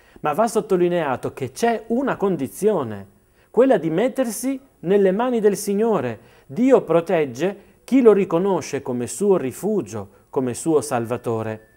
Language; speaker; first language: Italian; native; Italian